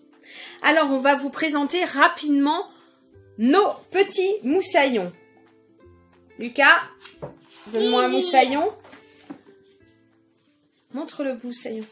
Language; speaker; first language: French; native; French